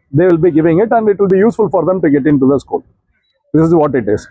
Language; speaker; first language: English; non-native, local second language; Tamil